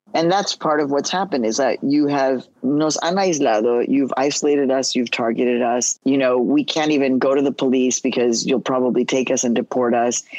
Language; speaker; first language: English; early bilingual, other home language; Spanish